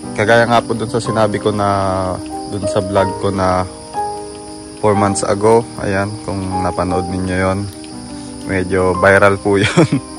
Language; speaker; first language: Filipino; non-native, local second language; Bikol